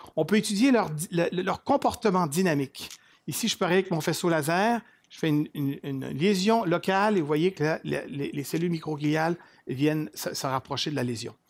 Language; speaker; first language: French; native; French